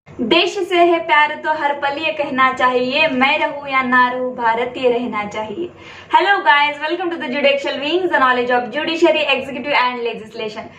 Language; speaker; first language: Hindi; non-native, local second language; Marathi